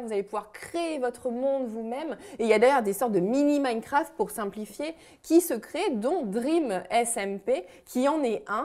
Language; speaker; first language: French; native; French